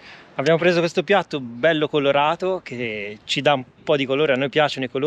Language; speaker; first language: Italian; native; Italian